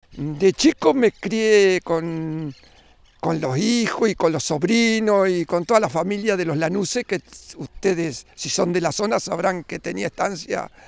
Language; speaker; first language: Spanish; native; Spanish